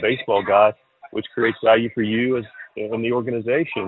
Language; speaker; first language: English; native; English